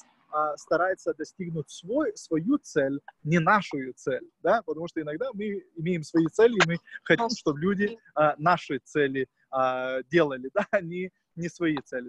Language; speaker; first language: Russian; non-native, fluent; Lithuanian